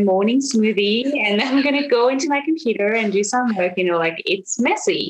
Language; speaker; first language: English; non-native, fluent; French